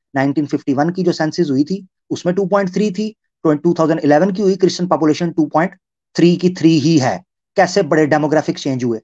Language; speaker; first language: Hindi; native; Hindi